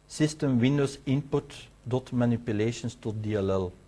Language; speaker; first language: English; non-native, fluent; Dutch